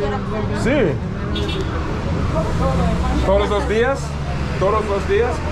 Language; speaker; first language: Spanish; non-native, learner; English